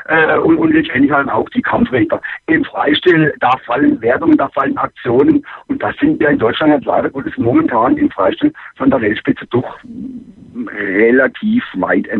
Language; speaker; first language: German; native; German